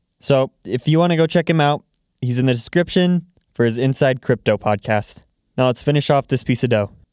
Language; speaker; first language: English; native; English